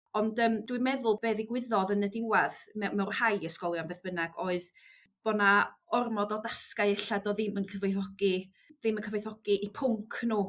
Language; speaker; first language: Welsh; native; Welsh